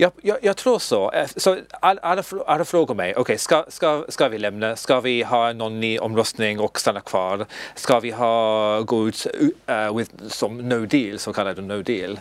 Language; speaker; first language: Swedish; non-native, learner; English